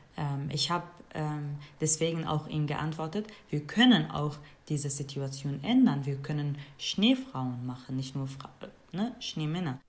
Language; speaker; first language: German; non-native, fluent; Kurdish